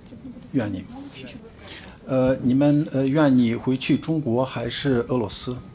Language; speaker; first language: Chinese; non-native, fluent; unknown